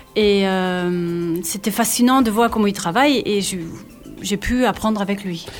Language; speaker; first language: French; non-native, fluent; German